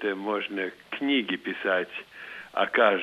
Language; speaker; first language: Russian; early bilingual, heritage; Russian